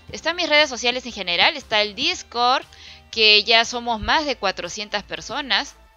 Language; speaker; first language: Spanish; native; Spanish